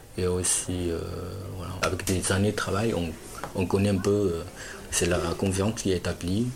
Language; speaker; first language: French; non-native, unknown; Chinese